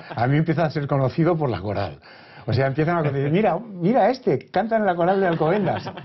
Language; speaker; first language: Spanish; non-native, local second language; Catalan